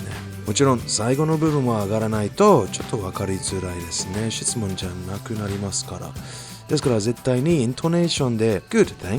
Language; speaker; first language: Japanese; non-native, fluent; English